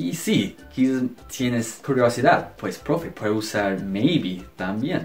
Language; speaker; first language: Spanish; non-native, fluent; English